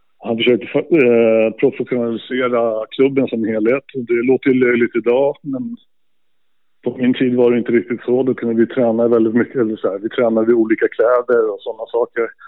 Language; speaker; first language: Swedish; native; Swedish